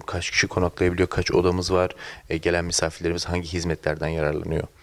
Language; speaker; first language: Turkish; native; Turkish